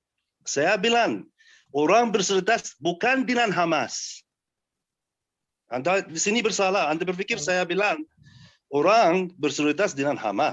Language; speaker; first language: Indonesian; non-native, fluent; Arabic